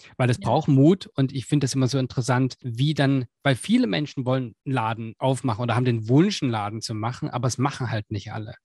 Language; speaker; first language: German; native; German